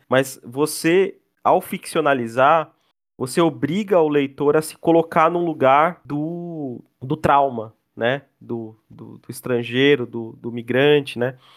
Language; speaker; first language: Portuguese; native; Portuguese